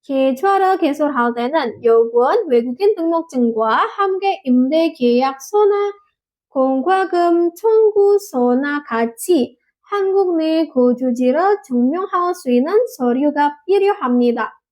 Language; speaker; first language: Korean; non-native, fluent; Indonesian